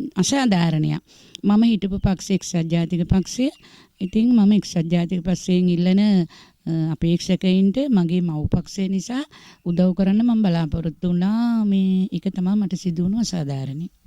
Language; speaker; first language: Sinhala; native; Sinhala